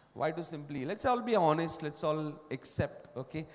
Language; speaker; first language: English; non-native, local second language; Marathi